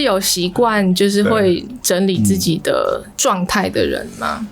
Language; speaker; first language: Chinese; native; Chinese